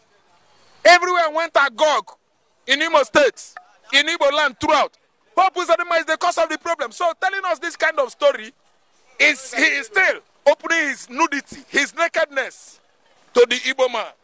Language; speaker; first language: English; non-native, local second language; Igbo